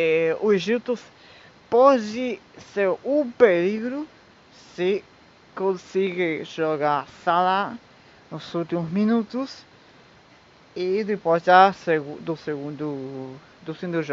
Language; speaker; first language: Portuguese; non-native, learner; Spanish